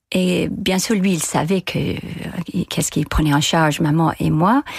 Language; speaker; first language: French; non-native, fluent; English